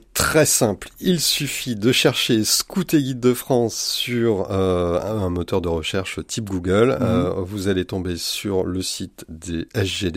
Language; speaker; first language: French; native; French